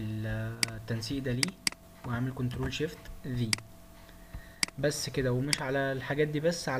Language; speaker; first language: Arabic; native; Arabic